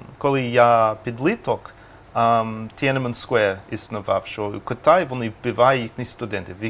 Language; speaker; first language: Ukrainian; non-native, learner; English